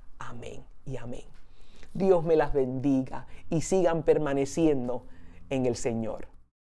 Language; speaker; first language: Spanish; early bilingual, heritage; Spanish